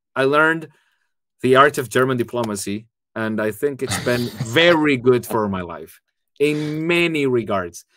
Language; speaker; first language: English; non-native, fluent; Spanish